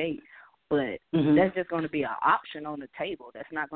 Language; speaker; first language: English; native; English